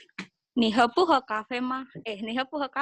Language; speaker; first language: Chinese; non-native, learner; Indonesian